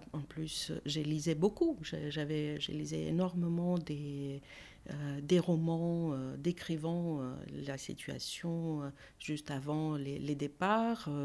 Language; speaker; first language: French; non-native, fluent; Greek